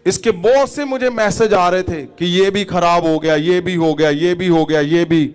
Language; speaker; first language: Hindi; non-native, local second language; Punjabi